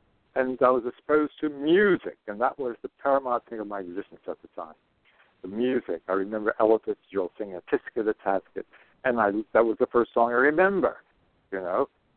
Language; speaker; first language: English; native; English